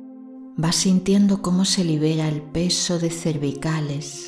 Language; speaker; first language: Spanish; native; Spanish